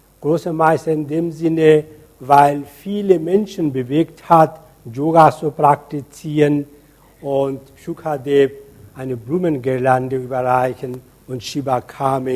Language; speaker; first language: German; non-native, fluent; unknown